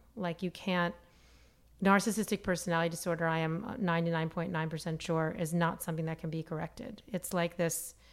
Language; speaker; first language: English; native; English